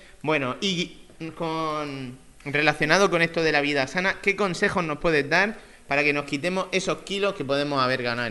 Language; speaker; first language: Spanish; native; Spanish